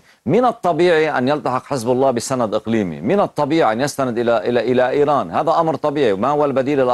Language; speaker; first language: Arabic; native; Arabic